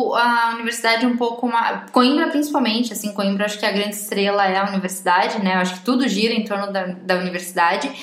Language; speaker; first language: Portuguese; native; Portuguese